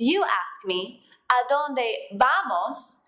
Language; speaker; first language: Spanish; non-native, fluent; English